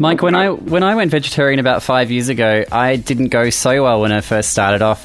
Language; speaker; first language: English; native; English